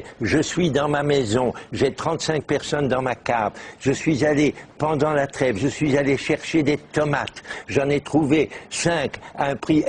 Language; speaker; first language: French; native; French